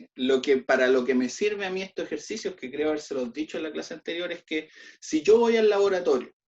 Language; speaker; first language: Spanish; native; Spanish